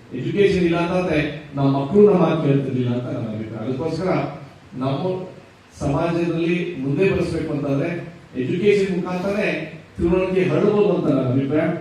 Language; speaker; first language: Kannada; native; Kannada